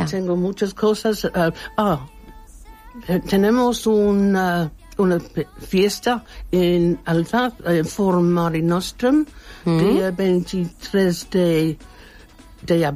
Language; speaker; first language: Spanish; non-native, learner; English